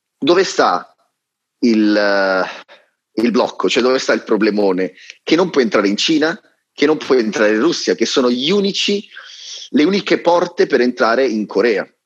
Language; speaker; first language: Italian; native; Italian